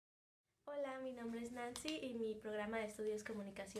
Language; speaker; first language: Spanish; early bilingual, heritage; Spanish